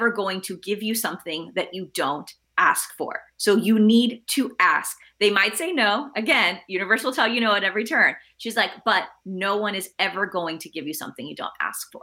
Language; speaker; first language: English; early bilingual, other home language; Spanish